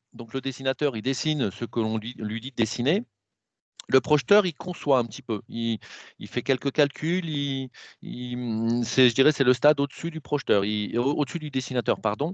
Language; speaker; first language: French; native; French